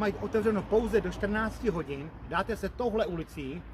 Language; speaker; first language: Czech; native; Czech